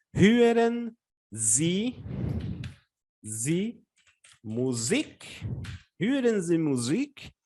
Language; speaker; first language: German; non-native, fluent; Portuguese